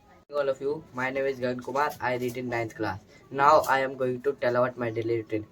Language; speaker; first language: English; non-native, learner; Hindi